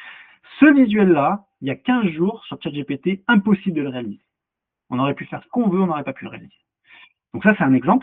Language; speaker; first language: French; native; French